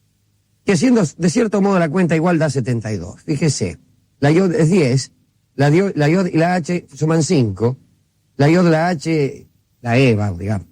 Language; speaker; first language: Spanish; native; Spanish